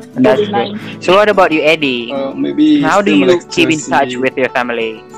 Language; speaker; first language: English; non-native, fluent; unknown